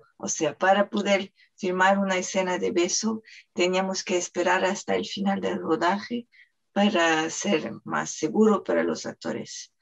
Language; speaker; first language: Spanish; non-native, fluent; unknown